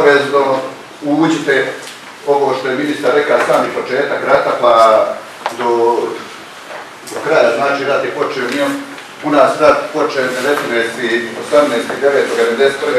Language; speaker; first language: Croatian; native; Croatian